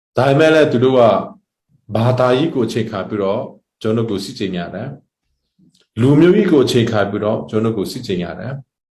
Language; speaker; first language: Burmese; non-native, local second language; Hakha Chin